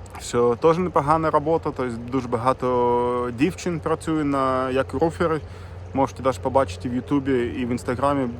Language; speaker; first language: Ukrainian; non-native, local second language; Russian